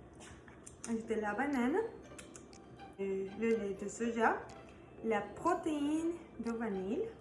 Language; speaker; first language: French; non-native, learner; Spanish